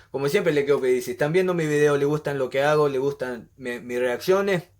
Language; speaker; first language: Spanish; early bilingual, heritage; Spanish